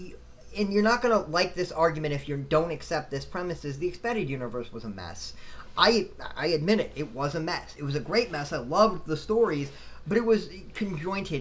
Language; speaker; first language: English; native; English